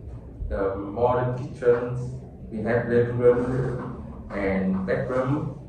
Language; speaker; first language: English; non-native, learner; Vietnamese